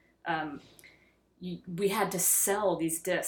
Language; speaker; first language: English; native; English